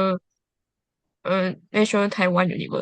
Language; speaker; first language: English; non-native, learner; Chinese